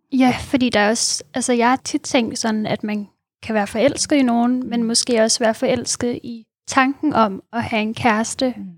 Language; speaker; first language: Danish; native; Danish